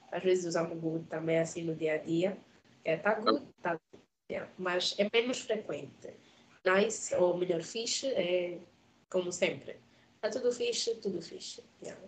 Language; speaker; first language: Portuguese; native; Portuguese